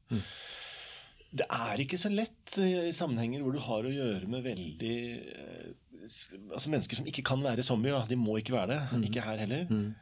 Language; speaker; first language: Norwegian; native; Norwegian